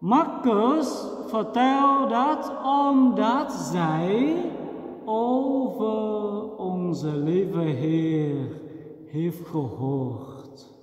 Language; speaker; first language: Dutch; non-native, fluent; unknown